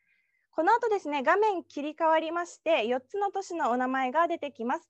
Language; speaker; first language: Japanese; native; Japanese